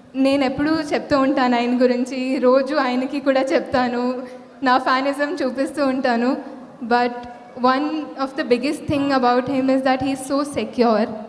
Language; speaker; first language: Telugu; non-native, local second language; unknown